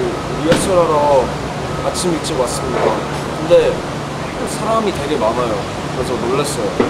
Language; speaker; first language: Korean; early bilingual, heritage; English